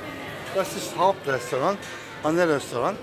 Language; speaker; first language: German; non-native, learner; Turkish